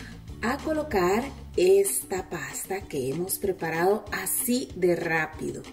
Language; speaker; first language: Spanish; native; Spanish